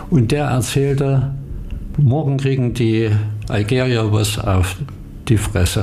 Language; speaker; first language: German; native; German